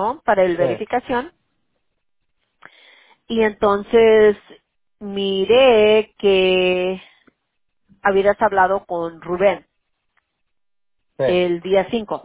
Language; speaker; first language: Spanish; early bilingual, heritage; Spanish